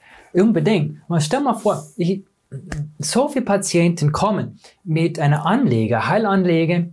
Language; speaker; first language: German; non-native, fluent; English